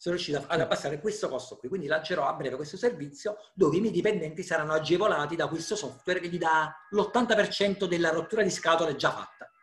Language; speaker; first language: Italian; native; Italian